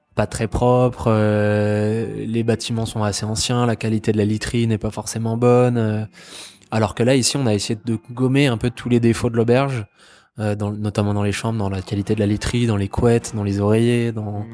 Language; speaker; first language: French; native; French